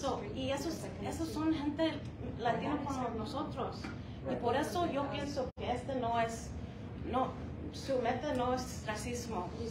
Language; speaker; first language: Spanish; early bilingual, heritage; Spanish